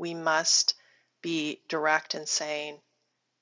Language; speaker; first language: English; native; English